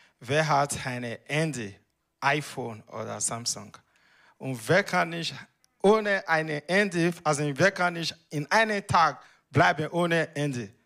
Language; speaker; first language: German; non-native, learner; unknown